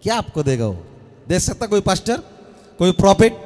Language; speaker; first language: Hindi; non-native, local second language; Marathi